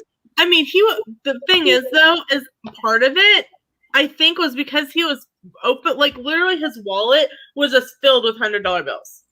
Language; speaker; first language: English; native; English